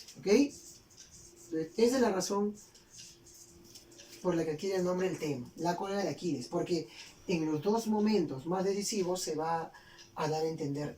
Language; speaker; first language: Spanish; native; Spanish